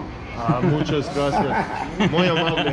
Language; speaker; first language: Spanish; non-native, learner; English